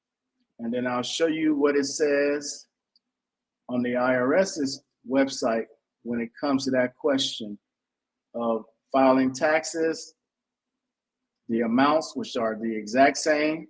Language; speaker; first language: English; native; English